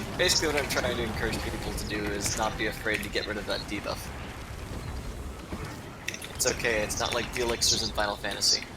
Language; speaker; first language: English; native; English